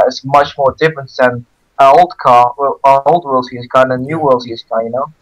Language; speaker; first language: English; non-native, fluent; Dutch